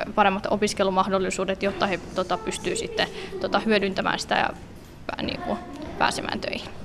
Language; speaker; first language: Finnish; early bilingual, other home language; Somali